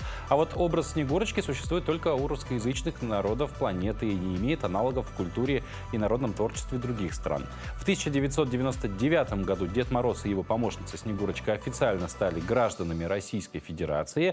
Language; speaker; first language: Russian; native; Russian